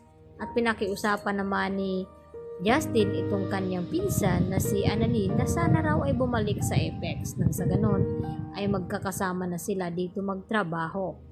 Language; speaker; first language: Filipino; native; Filipino